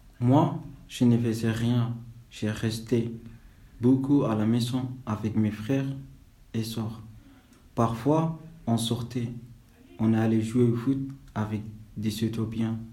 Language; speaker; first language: French; non-native, fluent; Somali